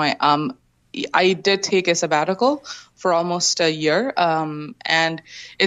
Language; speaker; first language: English; non-native, local second language; Bangla